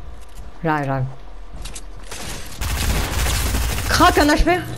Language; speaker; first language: French; native; French